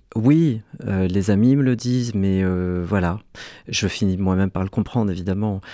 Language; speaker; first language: French; early bilingual, other home language; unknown